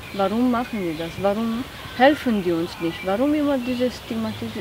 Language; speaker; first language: German; non-native, fluent; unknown